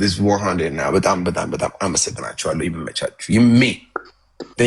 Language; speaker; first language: English; non-native, fluent; Amharic